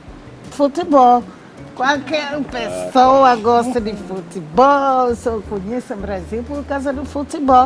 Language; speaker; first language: Portuguese; non-native, fluent; Swahili